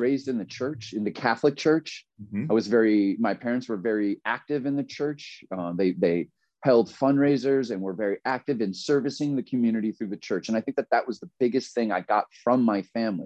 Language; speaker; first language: English; native; English